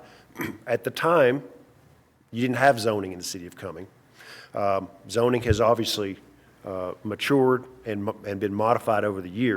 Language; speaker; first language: English; native; English